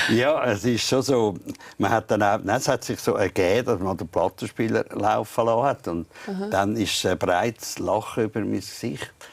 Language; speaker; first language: German; native; German